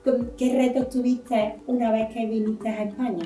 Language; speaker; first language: Spanish; native; Spanish